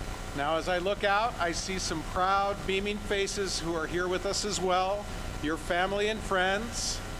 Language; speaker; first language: English; native; English